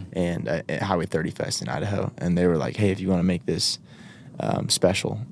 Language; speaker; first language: English; native; English